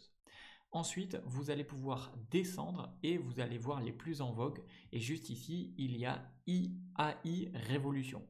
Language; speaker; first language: French; native; French